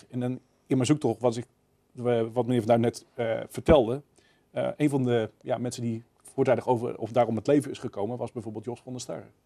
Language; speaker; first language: Dutch; native; Dutch